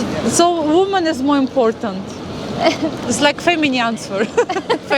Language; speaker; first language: English; non-native, fluent; Russian